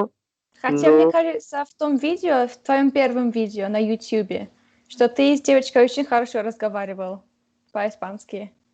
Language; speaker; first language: Russian; early bilingual, heritage; Russian